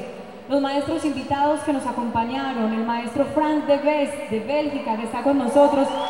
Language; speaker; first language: Spanish; native; Spanish